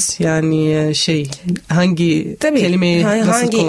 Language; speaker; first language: Turkish; non-native, local second language; Arabic